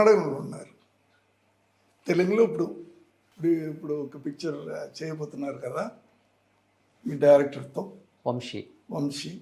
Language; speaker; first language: Telugu; non-native, learner; Tamil